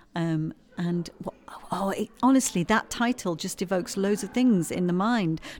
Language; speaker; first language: English; native; English